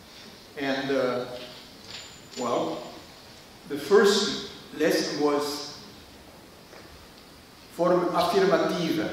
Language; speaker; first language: English; non-native, learner; French